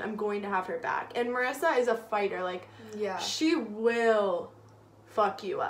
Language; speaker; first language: English; native; English